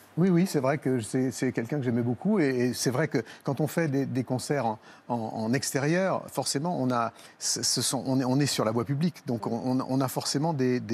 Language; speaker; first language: French; native; French